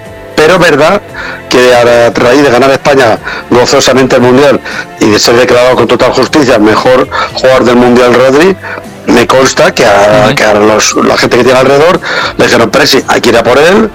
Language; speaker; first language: Spanish; native; Spanish